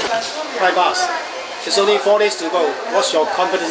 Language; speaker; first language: English; non-native, fluent; Chinese